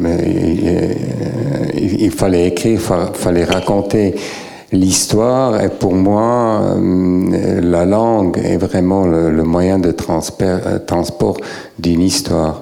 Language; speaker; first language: French; native; French